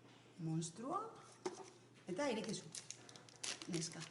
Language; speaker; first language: Basque; non-native, local second language; Spanish